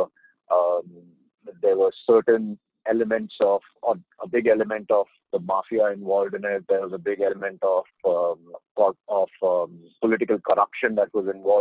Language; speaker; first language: English; non-native, local second language; Hindi